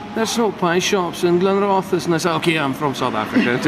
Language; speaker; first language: English; non-native, local second language; Afrikaans